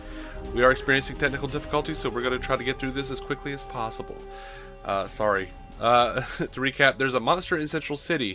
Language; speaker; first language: English; native; English